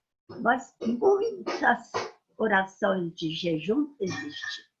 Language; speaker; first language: Portuguese; non-native, fluent; Persian